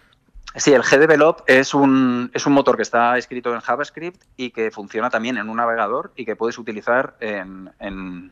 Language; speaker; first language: Spanish; native; Spanish